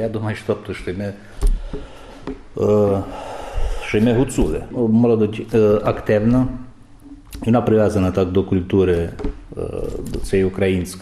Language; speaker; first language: Ukrainian; early bilingual, heritage; Ukrainian